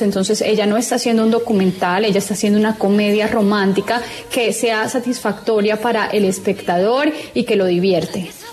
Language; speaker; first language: Spanish; native; Spanish